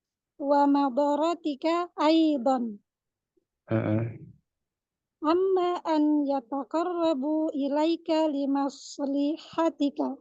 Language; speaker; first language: Arabic; non-native, learner; Indonesian